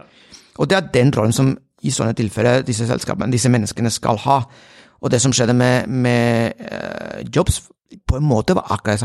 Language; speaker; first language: Norwegian; non-native, fluent; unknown